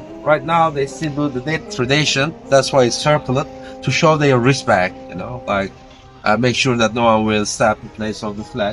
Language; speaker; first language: English; non-native, fluent; Turkish